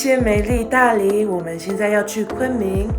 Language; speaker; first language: Chinese; non-native, learner; English